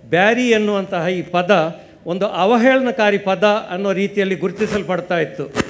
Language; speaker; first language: Kannada; non-native, local second language; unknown